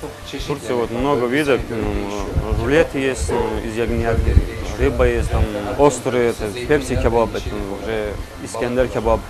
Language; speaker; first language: Russian; non-native, learner; Turkish